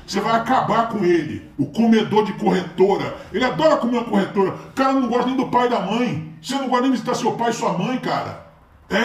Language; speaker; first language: Portuguese; native; Portuguese